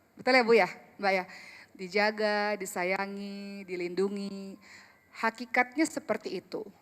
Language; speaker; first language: Indonesian; native; Indonesian